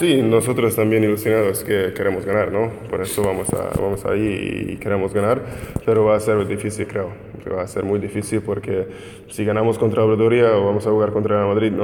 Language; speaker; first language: Spanish; non-native, fluent; Hungarian